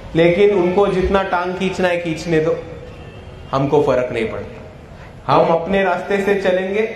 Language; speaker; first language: Hindi; non-native, local second language; Marathi